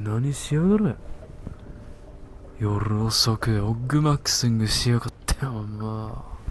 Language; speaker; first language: Japanese; non-native, fluent; English